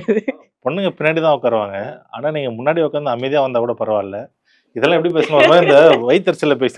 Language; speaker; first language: Tamil; native; Tamil